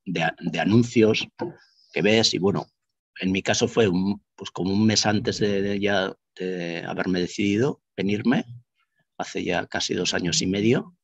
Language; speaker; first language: Spanish; native; Spanish